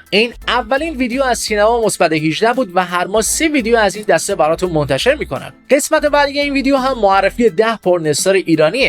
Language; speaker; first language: Persian; native; Persian